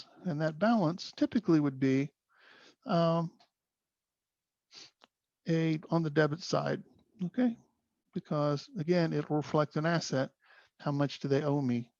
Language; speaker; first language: English; native; English